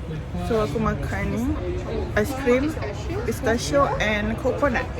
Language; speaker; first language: English; non-native, learner; Malay